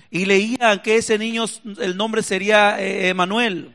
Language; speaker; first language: Spanish; native; Spanish